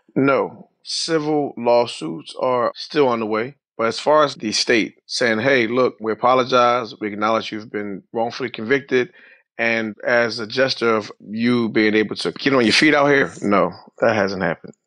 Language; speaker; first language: English; native; English